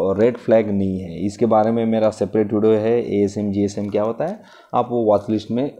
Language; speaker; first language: Hindi; non-native, local second language; Marathi